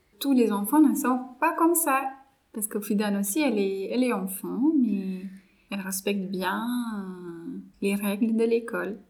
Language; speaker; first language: French; non-native, fluent; Marathi